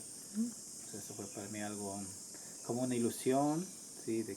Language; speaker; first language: Spanish; non-native, local second language; Quechua